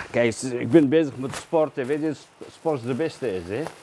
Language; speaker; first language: Dutch; non-native, fluent; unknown